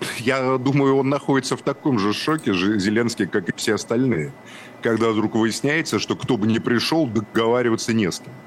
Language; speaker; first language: Russian; native; Russian